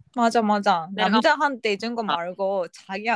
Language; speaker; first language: Korean; non-native, fluent; Japanese